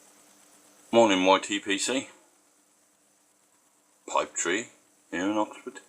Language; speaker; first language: English; native; English